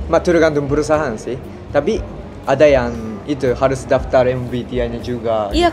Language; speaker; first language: Indonesian; non-native, fluent; Japanese